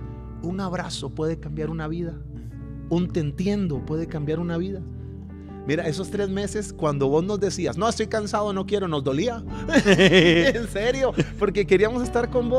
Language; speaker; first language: Spanish; native; Spanish